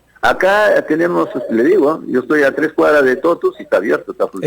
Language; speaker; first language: Spanish; native; Spanish